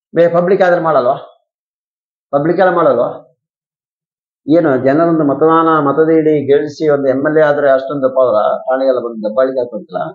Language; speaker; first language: Kannada; native; Kannada